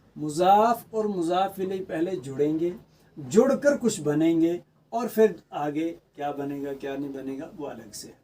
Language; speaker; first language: Urdu; native; Urdu